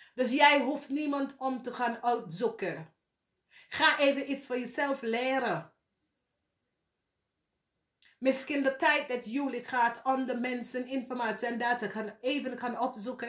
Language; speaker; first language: Dutch; non-native, fluent; English